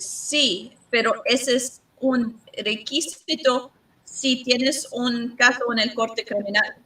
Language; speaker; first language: Spanish; non-native, learner; English